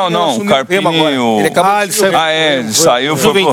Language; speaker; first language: Portuguese; native; Portuguese